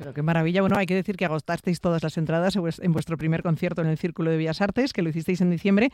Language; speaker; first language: Spanish; native; Spanish